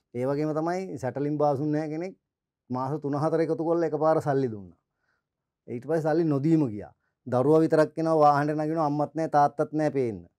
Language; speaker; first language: Sinhala; native; Sinhala